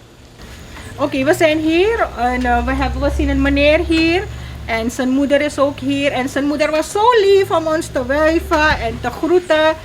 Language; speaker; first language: Dutch; non-native, local second language; Caribbean Hindustani